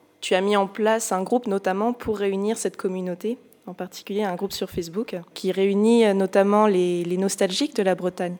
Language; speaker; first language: French; native; French